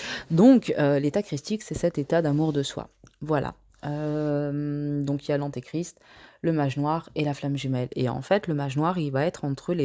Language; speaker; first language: French; native; French